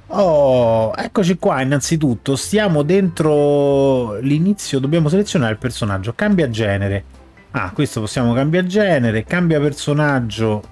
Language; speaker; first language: Italian; native; Italian